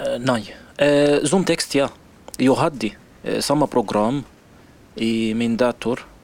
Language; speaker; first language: Swedish; non-native, learner; Arabic